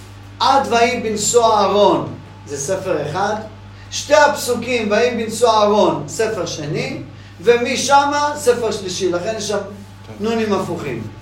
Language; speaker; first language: Hebrew; non-native, fluent; English